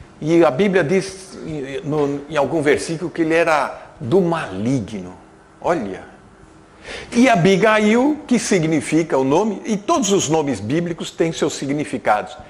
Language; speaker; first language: Portuguese; native; Portuguese